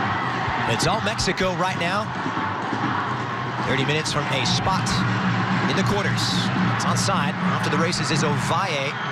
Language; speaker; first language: English; native; English